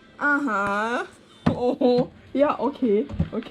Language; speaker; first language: German; non-native, learner; Thai